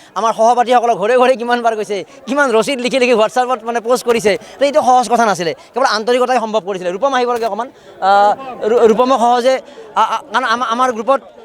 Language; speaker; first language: Assamese; native; Assamese